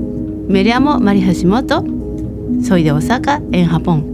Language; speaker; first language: Spanish; non-native, learner; Japanese